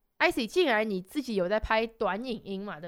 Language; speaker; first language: Chinese; native; Chinese